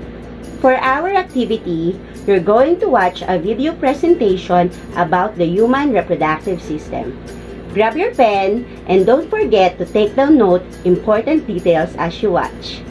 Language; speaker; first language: English; non-native, local second language; Filipino